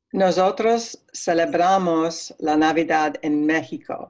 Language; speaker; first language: Spanish; non-native, learner; English